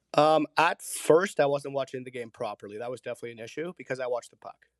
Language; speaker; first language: English; early bilingual, other home language; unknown